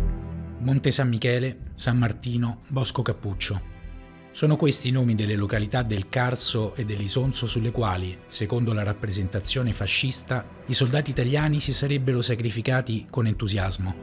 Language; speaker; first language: Italian; native; Italian